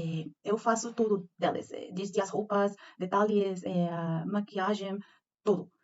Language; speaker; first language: Portuguese; non-native, learner; Spanish